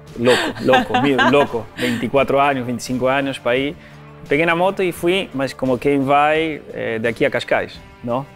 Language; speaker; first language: Portuguese; non-native, fluent; Spanish